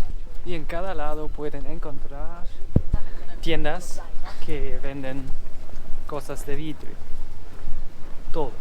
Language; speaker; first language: Spanish; non-native, learner; German